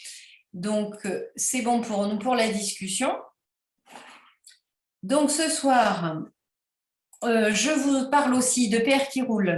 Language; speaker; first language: French; native; French